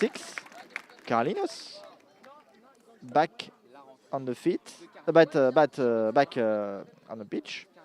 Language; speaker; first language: English; non-native, learner; French